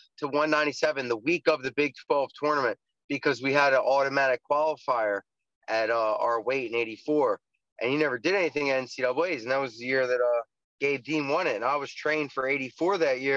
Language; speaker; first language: English; native; English